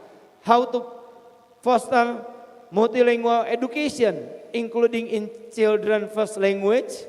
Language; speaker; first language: English; non-native, fluent; Indonesian